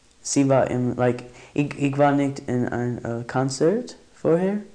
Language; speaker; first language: German; non-native, learner; English